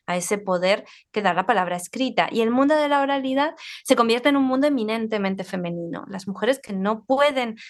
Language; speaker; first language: Spanish; native; Spanish